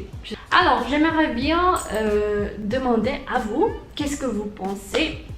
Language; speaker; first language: French; non-native, learner; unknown